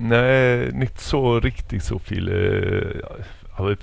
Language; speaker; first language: German; non-native, fluent; Swedish